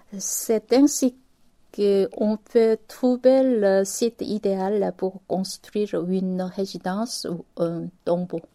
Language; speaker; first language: French; non-native, fluent; Korean